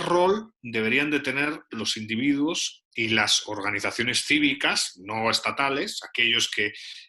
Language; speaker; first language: Spanish; native; Spanish